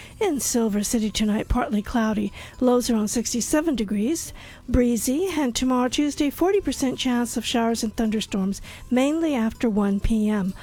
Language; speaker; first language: English; native; English